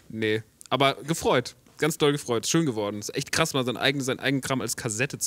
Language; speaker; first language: German; native; German